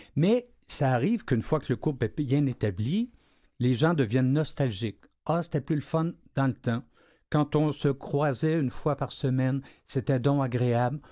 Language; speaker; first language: French; native; French